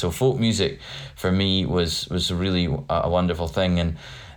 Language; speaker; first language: English; native; English